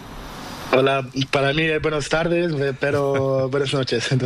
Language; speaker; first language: Spanish; non-native, learner; Portuguese